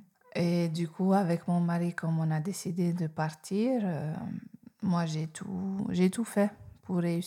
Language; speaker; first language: French; non-native, fluent; Hungarian